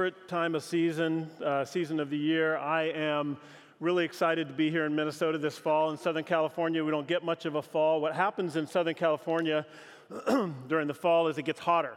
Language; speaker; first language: English; native; English